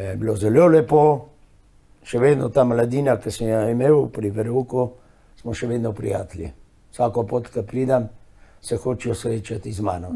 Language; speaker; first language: Slovenian; early bilingual, heritage; Slovenian